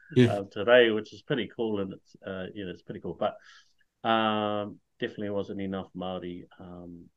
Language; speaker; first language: English; native; English